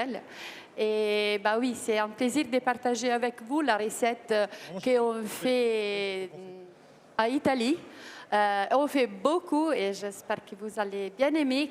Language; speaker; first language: French; non-native, learner; Italian